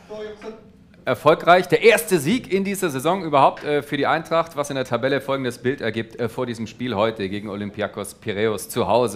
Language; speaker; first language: German; native; German